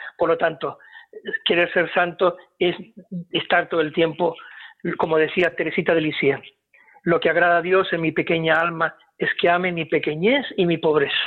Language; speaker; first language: Spanish; native; Spanish